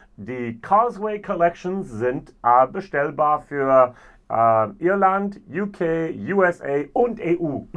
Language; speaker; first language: German; non-native, fluent; English